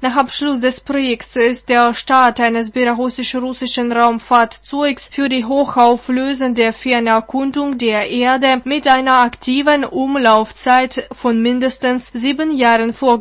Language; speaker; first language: German; non-native, fluent; Russian